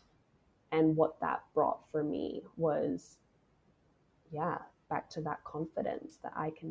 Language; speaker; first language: English; non-native, local second language; Cantonese